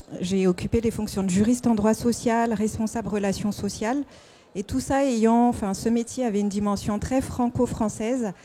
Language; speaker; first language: French; non-native, local second language; Malagasy